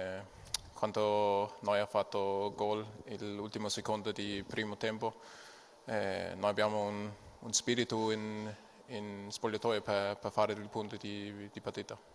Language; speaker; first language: Italian; non-native, learner; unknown